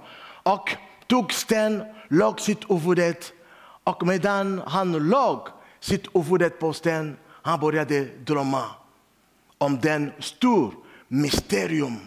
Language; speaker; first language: Swedish; non-native, learner; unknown